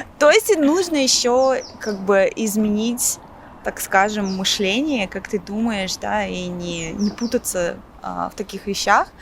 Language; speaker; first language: Russian; native; Russian